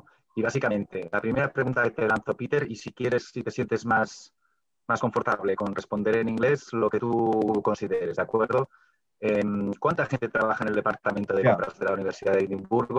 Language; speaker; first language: Spanish; native; Spanish